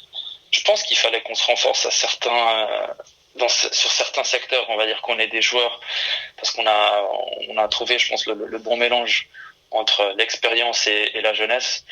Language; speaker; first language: French; early bilingual, other home language; Portuguese